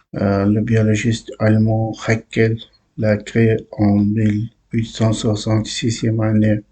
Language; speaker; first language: French; non-native, learner; Uzbek